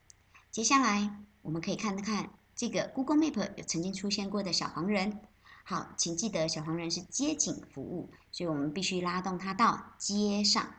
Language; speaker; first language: Chinese; native; Chinese